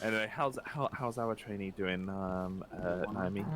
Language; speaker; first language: English; native; English